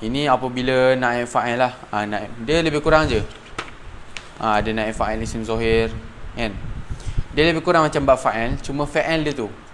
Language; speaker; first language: Malay; native; Malay